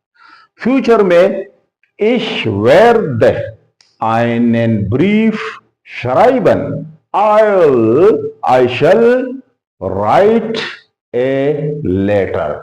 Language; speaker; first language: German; non-native, fluent; Urdu